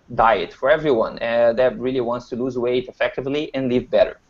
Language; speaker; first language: English; non-native, fluent; Portuguese